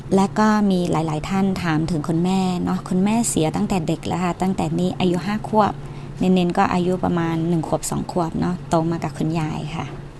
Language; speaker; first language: Thai; non-native, local second language; Khün